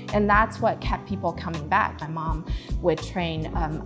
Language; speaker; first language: English; early bilingual, other home language; Chinese